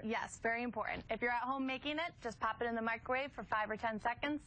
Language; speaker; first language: English; native; English